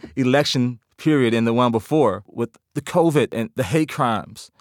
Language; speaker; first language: English; native; English